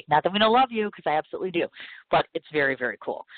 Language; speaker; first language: English; native; English